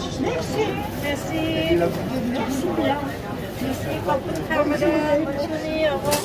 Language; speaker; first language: French; non-native, learner; Thai